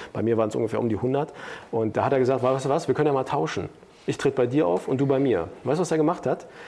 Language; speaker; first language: German; early bilingual, other home language; Turkish